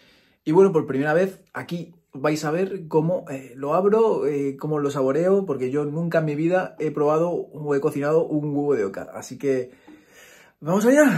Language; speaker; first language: Spanish; native; Spanish